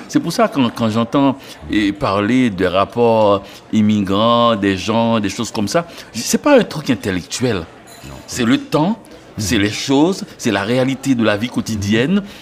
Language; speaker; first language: French; non-native, local second language; Haitian Creole